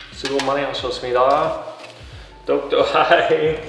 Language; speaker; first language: Korean; non-native, fluent; English